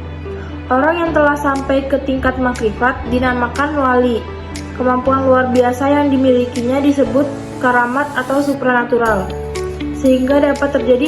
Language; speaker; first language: Indonesian; native; Indonesian